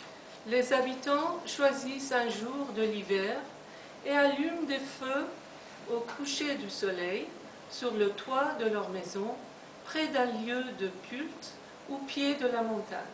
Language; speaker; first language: French; non-native, fluent; Persian